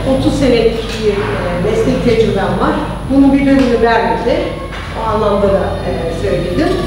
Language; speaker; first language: Turkish; early bilingual, heritage; Turkish